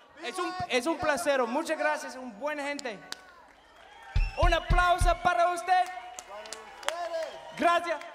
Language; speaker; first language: Spanish; non-native, learner; English